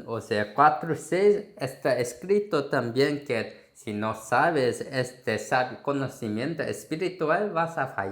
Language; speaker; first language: Spanish; non-native, fluent; Korean